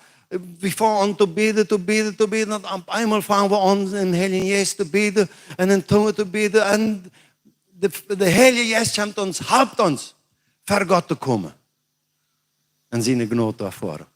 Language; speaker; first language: German; non-native, learner; Plautdietsch